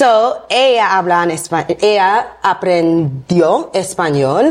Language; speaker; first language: Spanish; non-native, learner; English